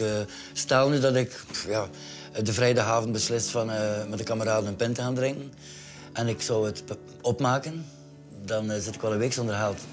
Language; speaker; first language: Dutch; native; Dutch